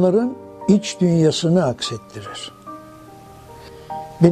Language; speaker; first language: Turkish; native; Turkish